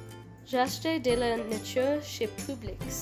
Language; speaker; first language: French; non-native, learner; English